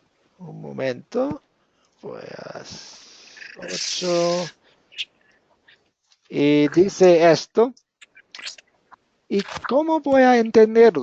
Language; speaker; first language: Spanish; non-native, fluent; English